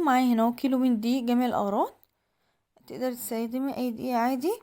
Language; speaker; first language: Arabic; native; Arabic